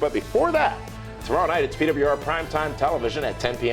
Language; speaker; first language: English; native; English